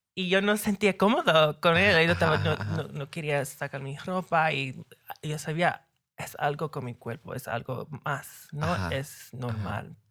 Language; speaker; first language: Spanish; early bilingual, heritage; Spanish